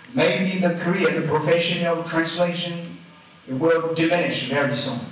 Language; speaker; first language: English; non-native, fluent; Chinese